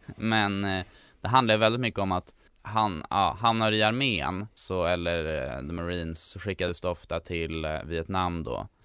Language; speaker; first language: Swedish; native; Swedish